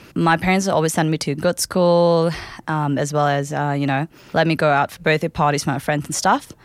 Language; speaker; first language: English; non-native, local second language; Nepali